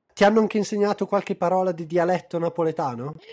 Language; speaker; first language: Italian; native; Italian